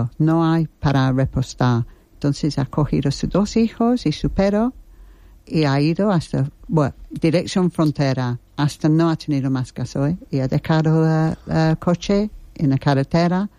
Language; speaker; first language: Spanish; non-native, learner; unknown